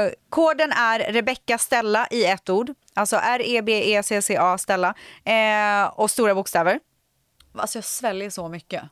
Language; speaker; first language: Swedish; native; Swedish